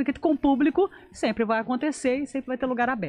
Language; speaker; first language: Portuguese; native; Portuguese